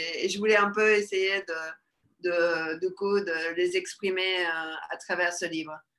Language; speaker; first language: French; early bilingual, other home language; Spanish